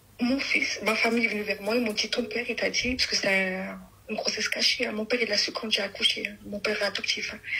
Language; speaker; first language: French; early bilingual, other home language; Arabic